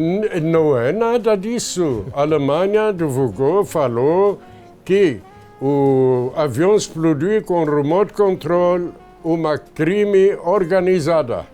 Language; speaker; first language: Portuguese; non-native, fluent; Arabic